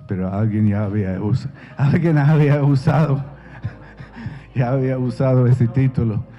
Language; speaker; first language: Spanish; non-native, fluent; English